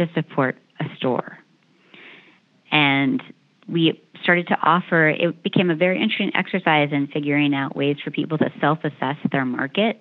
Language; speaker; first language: English; native; English